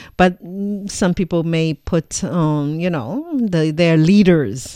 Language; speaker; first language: English; non-native, fluent; Chinese